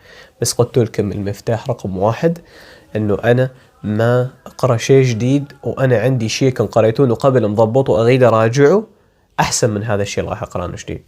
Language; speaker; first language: Arabic; native; Arabic